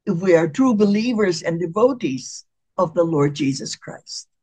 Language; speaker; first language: English; non-native, local second language; Filipino